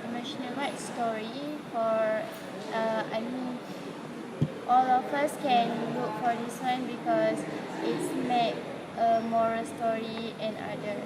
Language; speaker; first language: English; non-native, learner; Malay